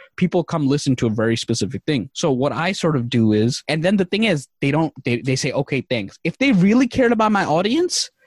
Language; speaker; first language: English; native; English